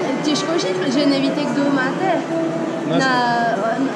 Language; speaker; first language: Czech; non-native, fluent; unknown